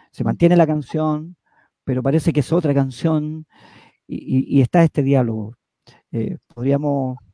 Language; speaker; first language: Spanish; native; Spanish